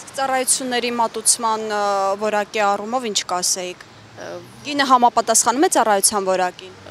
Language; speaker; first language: Armenian; native; Armenian